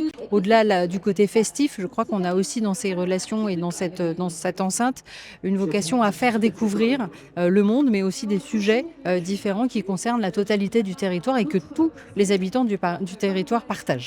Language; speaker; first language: French; native; French